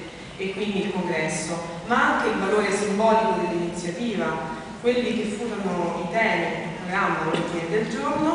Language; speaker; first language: Italian; native; Italian